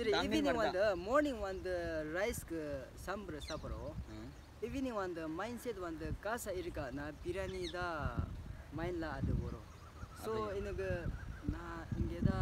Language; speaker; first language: Tamil; non-native, learner; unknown